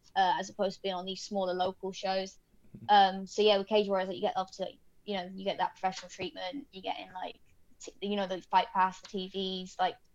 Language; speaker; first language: English; native; English